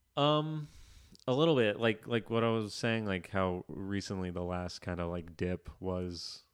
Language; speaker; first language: English; native; English